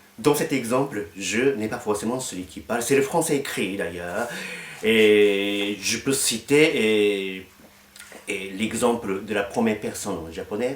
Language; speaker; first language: French; non-native, fluent; Japanese